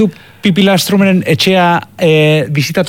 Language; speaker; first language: Basque; native; Basque